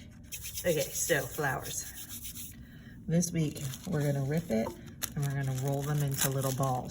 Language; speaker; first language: English; native; English